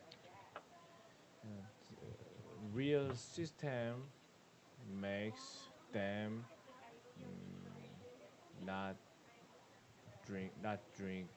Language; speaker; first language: English; non-native, learner; Korean